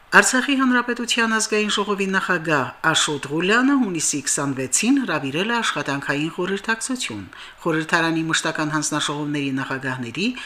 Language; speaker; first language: Armenian; native; Armenian